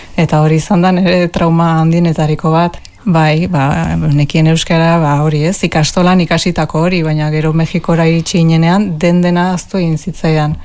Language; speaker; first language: Basque; non-native, local second language; Spanish